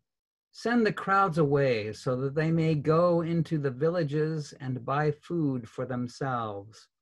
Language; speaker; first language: English; native; English